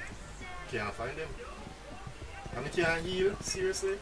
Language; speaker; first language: English; non-native, local second language; Jamaican Creole English